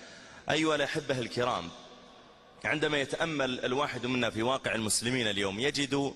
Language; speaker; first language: Arabic; native; Arabic